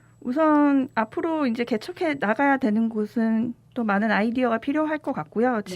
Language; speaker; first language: Korean; native; Korean